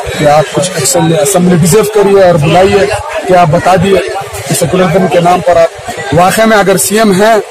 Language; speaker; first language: Urdu; native; Urdu